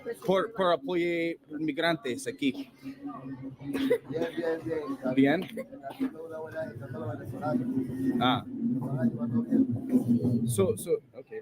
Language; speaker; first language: Spanish; non-native, learner; English